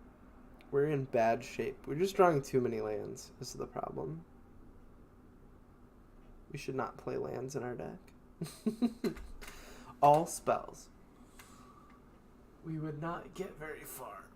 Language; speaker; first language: English; native; English